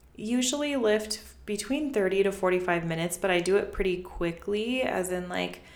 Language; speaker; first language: English; native; English